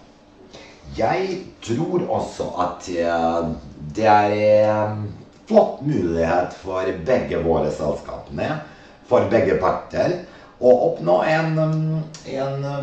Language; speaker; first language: Norwegian; non-native, fluent; Serbian